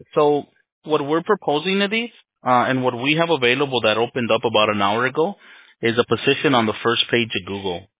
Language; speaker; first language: English; early bilingual, other home language; Spanish